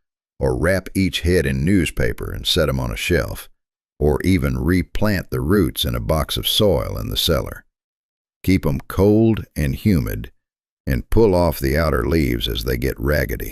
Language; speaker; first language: English; native; English